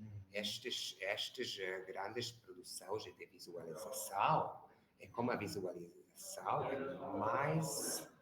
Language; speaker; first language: Portuguese; non-native, learner; Hungarian